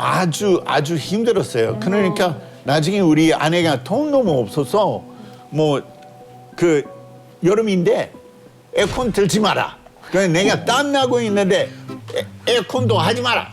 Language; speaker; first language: Korean; non-native, fluent; English